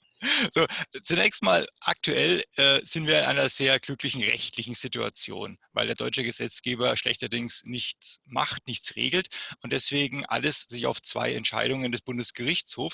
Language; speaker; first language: German; native; German